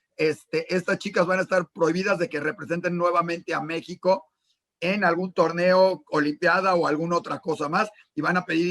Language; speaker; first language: Spanish; native; Spanish